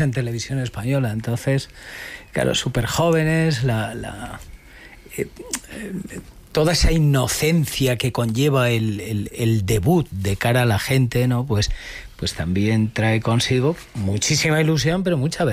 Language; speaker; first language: Spanish; native; Spanish